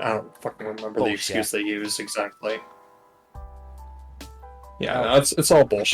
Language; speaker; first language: English; native; English